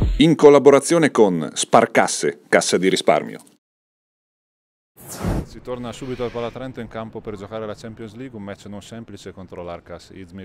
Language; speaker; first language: Italian; native; Italian